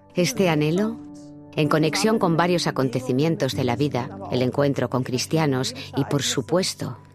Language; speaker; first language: Spanish; non-native, fluent; German